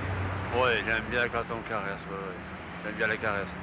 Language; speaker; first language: French; native; French